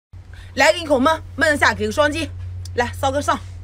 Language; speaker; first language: Chinese; native; Chinese